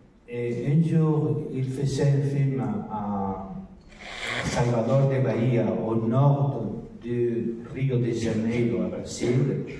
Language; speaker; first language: French; non-native, learner; Spanish